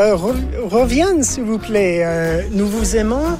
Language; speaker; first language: French; non-native, fluent; English